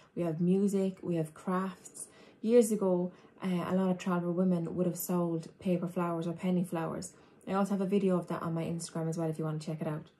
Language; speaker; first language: English; native; English